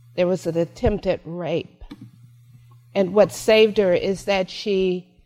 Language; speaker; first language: English; native; English